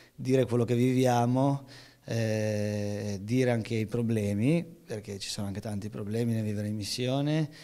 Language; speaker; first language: Italian; native; Italian